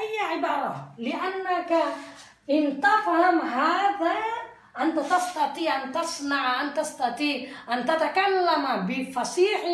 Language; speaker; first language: Arabic; non-native, fluent; Bangla